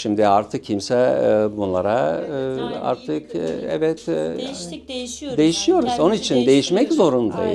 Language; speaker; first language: Turkish; non-native, local second language; Syriac